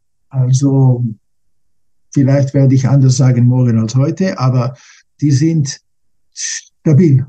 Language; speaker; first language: German; non-native, fluent; English